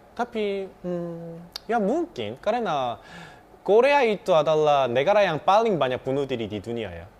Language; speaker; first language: Indonesian; non-native, fluent; Korean